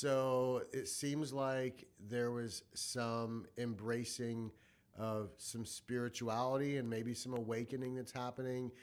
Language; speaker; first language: English; native; English